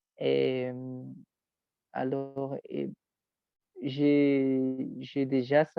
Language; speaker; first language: French; non-native, learner; Spanish